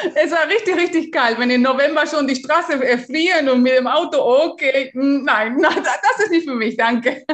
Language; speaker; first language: German; non-native, fluent; Spanish